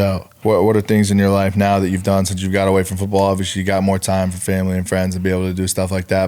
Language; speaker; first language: English; native; English